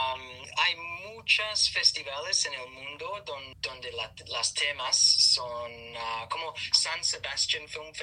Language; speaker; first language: Spanish; non-native, learner; English